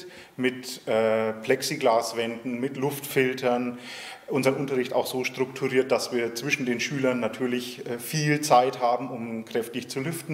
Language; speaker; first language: German; native; German